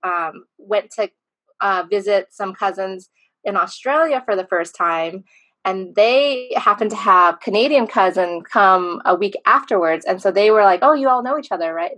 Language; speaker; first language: English; native; English